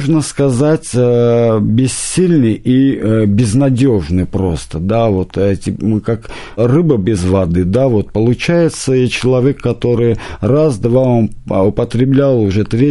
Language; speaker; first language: Russian; non-native, local second language; Armenian